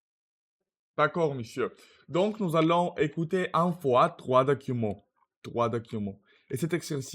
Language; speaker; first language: French; non-native, learner; Russian